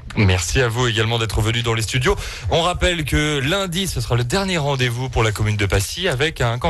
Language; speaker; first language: French; native; French